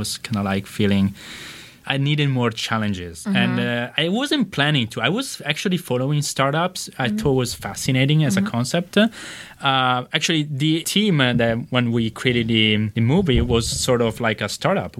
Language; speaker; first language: English; non-native, fluent; Italian